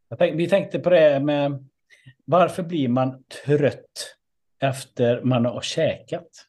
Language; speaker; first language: Swedish; native; Swedish